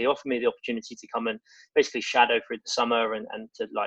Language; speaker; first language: English; native; English